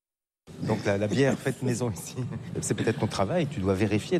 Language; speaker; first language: French; native; French